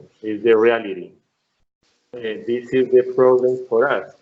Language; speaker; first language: English; non-native, learner; Spanish